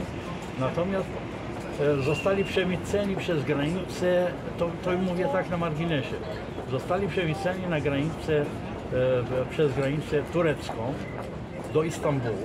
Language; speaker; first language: Polish; non-native, fluent; Arabic